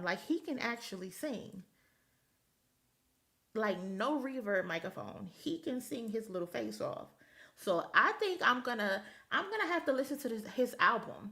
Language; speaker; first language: English; native; English